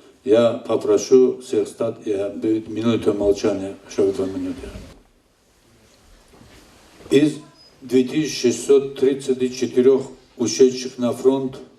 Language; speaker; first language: Russian; non-native, local second language; Avaric